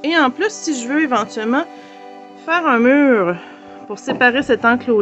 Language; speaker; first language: French; native; French